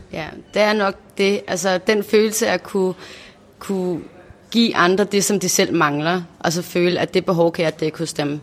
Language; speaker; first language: Danish; native; Danish